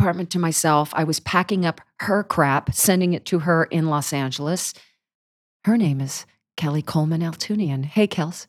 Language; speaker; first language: English; native; English